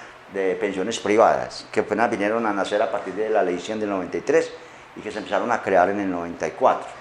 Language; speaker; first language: Spanish; native; Spanish